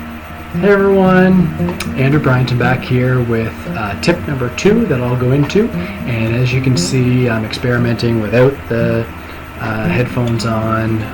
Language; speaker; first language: English; native; English